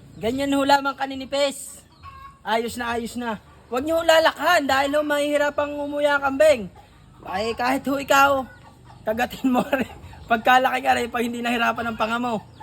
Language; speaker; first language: Filipino; native; Filipino